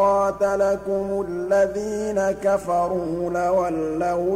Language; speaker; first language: Arabic; native; Arabic